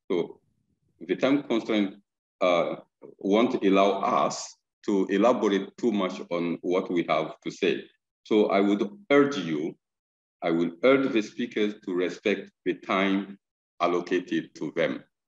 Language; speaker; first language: English; non-native, fluent; Bambara